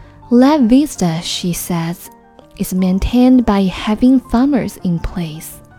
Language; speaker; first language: English; non-native, fluent; Chinese